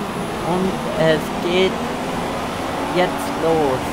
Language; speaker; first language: German; native; German